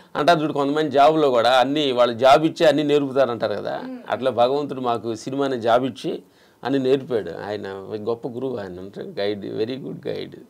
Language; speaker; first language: Telugu; native; Telugu